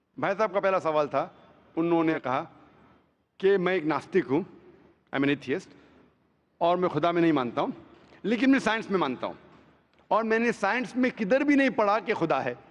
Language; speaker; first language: Hindi; non-native, local second language; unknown